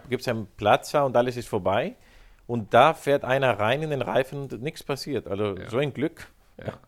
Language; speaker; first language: German; non-native, fluent; Spanish